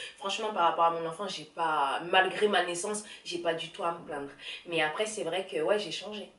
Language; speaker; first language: French; native; French